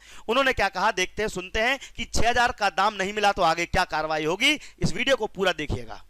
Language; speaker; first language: Hindi; native; Hindi